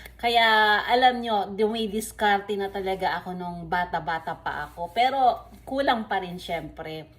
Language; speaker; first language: Filipino; non-native, local second language; Iloko